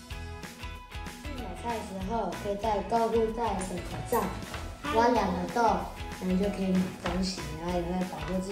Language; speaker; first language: Chinese; early bilingual, heritage; Chinese